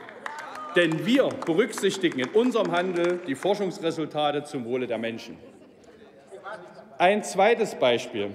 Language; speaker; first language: German; native; German